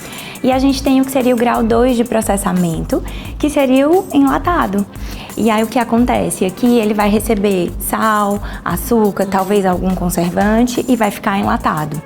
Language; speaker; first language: Portuguese; native; Portuguese